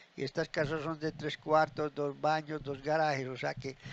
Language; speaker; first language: Spanish; native; Spanish